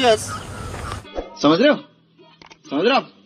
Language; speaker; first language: Hindi; non-native, learner; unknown